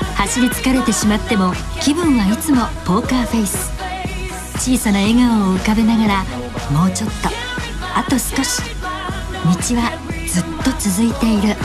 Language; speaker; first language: Japanese; native; Japanese